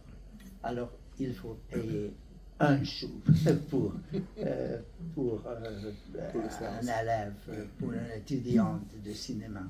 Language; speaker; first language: French; non-native, learner; Hungarian